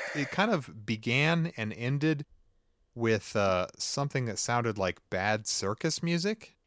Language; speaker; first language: English; native; English